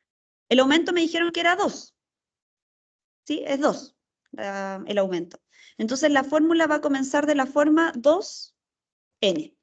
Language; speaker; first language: Spanish; native; Spanish